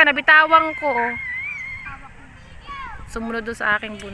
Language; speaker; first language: Filipino; native; Filipino